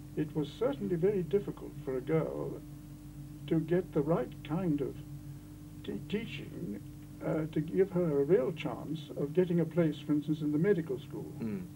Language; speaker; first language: English; native; English